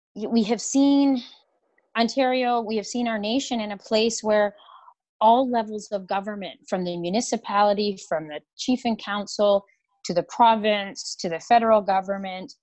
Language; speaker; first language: English; native; English